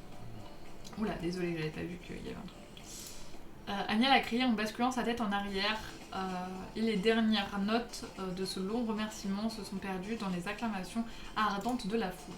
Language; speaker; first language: French; native; French